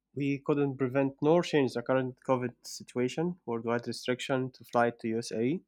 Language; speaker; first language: English; non-native, fluent; Arabic